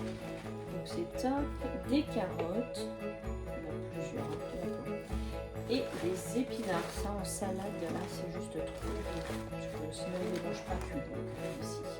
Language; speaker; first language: French; native; French